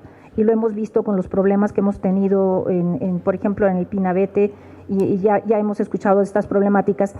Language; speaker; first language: Spanish; native; Spanish